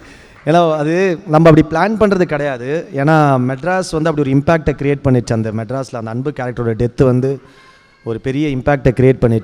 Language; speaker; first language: Tamil; native; Tamil